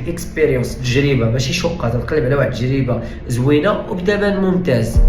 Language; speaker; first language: Arabic; native; Arabic